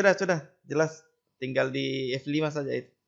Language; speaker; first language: Indonesian; native; Indonesian